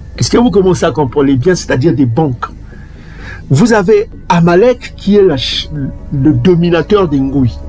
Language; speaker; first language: French; non-native, local second language; Kongo